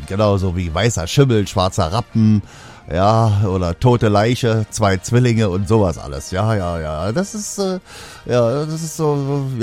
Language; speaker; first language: German; native; German